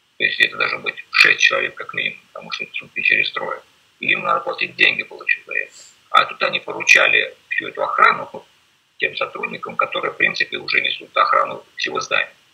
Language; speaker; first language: Russian; native; Russian